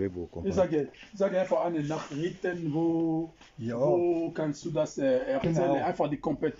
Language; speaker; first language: German; non-native, learner; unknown